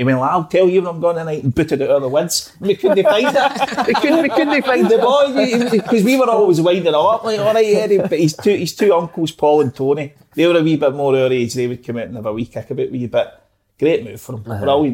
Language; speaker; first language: English; native; English